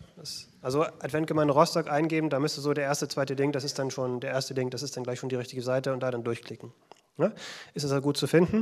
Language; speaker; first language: German; native; German